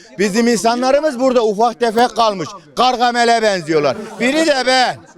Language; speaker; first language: Turkish; native; Turkish